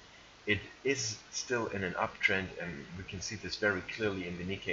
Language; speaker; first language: English; non-native, fluent; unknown